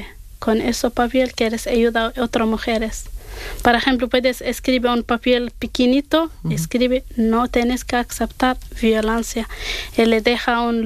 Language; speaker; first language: Spanish; non-native, learner; Arabic